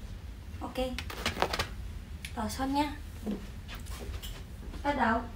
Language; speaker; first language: Vietnamese; non-native, learner; Indonesian